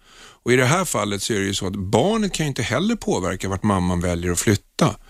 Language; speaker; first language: Swedish; native; Swedish